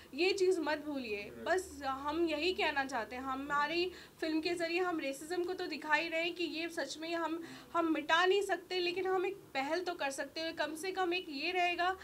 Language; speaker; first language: Hindi; native; Hindi